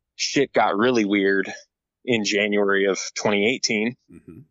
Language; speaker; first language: English; native; English